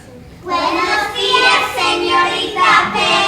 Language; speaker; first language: Spanish; non-native, learner; English